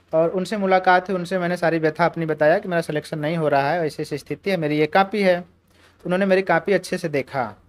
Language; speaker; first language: Hindi; native; Hindi